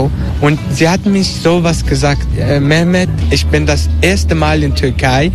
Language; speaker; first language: German; non-native, learner; Turkish